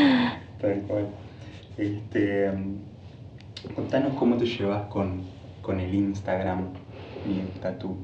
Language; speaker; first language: Spanish; native; Spanish